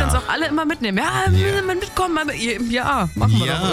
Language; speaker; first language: German; native; German